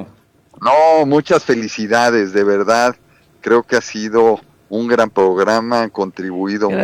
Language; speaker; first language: Spanish; native; Spanish